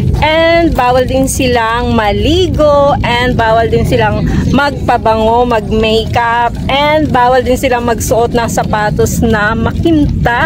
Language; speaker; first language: Filipino; native; Filipino